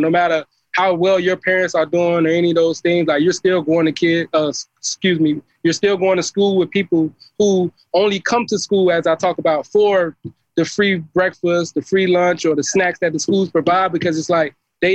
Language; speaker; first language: English; native; English